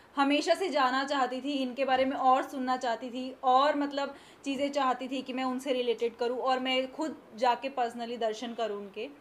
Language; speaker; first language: Hindi; native; Hindi